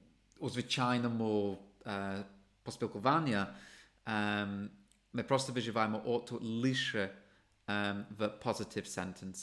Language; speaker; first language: Ukrainian; non-native, fluent; English